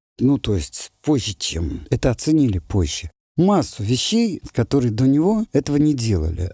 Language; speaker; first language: Russian; native; Russian